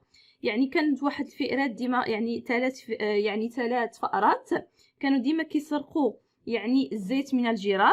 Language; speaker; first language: Arabic; native; Arabic